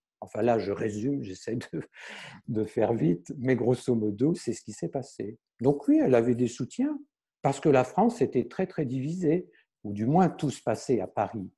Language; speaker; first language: French; native; French